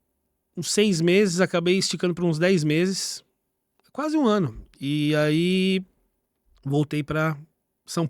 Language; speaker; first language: Portuguese; native; Portuguese